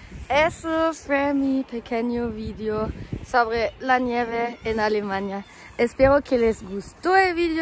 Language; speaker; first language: Spanish; non-native, fluent; German